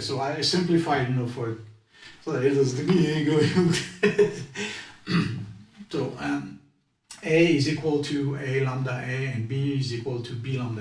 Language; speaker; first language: English; non-native, fluent; French